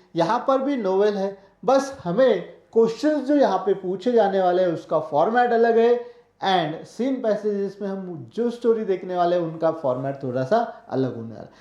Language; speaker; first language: Hindi; non-native, local second language; Marathi